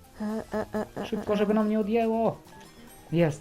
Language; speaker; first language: Polish; native; Polish